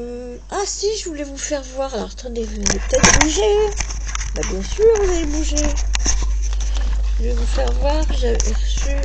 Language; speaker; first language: French; native; French